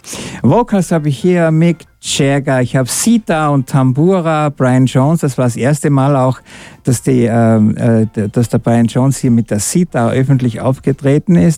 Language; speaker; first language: German; native; German